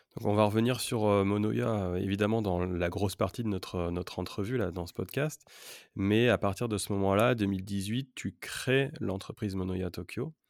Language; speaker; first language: French; native; French